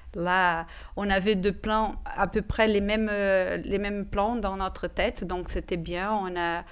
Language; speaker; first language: French; non-native, fluent; Portuguese